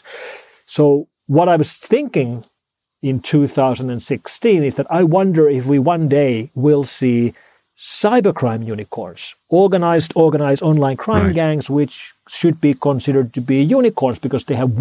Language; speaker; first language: English; non-native, fluent; Finnish